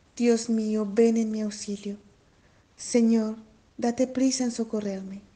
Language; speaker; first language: Spanish; native; Spanish